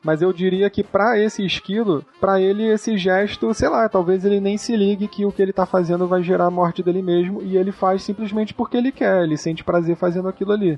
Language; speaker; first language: Portuguese; native; Portuguese